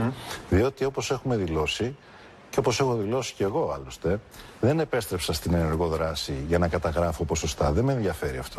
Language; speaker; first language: Greek; native; Greek